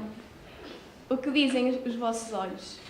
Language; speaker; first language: Portuguese; native; Portuguese